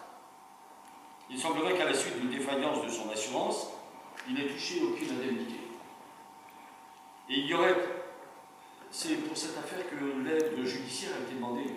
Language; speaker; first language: French; native; French